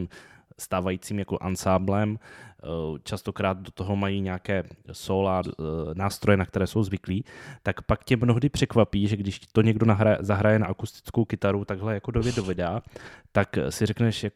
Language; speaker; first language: Czech; native; Czech